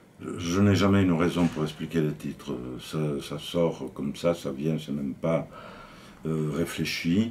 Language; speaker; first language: French; native; French